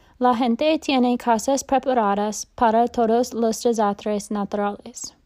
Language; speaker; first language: Spanish; non-native, learner; English